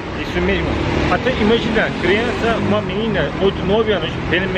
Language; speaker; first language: Portuguese; non-native, learner; Turkish